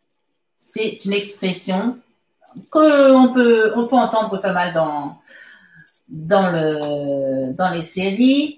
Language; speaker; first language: French; native; French